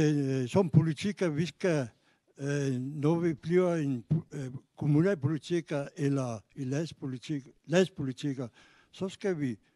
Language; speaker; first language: Danish; non-native, local second language; Kalaallisut